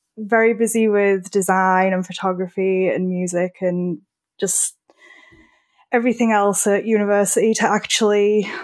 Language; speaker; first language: English; native; English